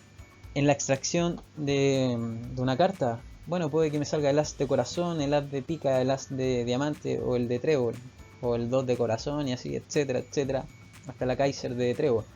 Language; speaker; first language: Spanish; native; Spanish